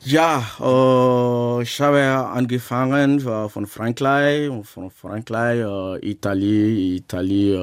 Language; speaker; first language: German; non-native, learner; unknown